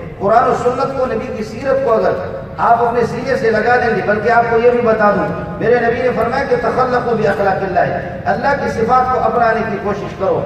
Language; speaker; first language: Urdu; non-native, local second language; Brahui